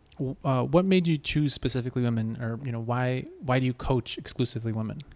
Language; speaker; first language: English; native; English